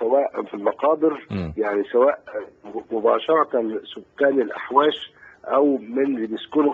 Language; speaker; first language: Arabic; native; Arabic